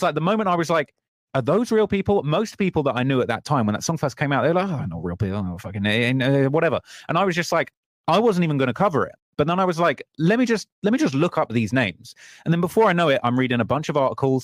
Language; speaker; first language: English; native; English